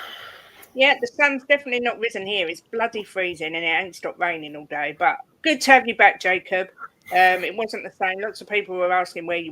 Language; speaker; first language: English; native; English